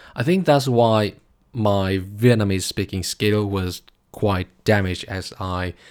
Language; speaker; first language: English; non-native, fluent; Vietnamese